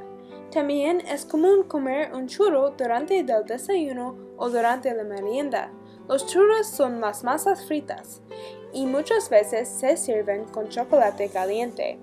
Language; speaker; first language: Spanish; non-native, learner; English